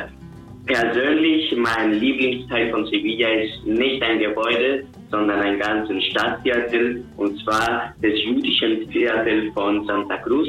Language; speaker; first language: German; non-native, fluent; Spanish